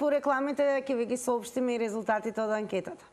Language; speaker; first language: Macedonian; native; Macedonian